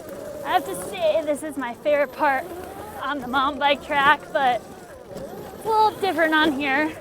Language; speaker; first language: English; native; English